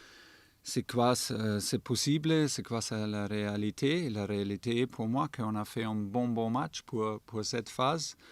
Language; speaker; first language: French; non-native, fluent; German